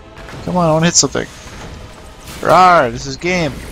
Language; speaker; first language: English; native; English